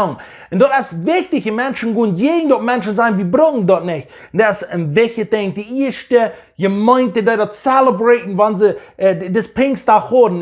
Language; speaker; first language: German; non-native, learner; English